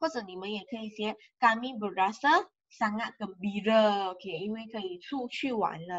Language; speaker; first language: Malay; non-native, local second language; Chinese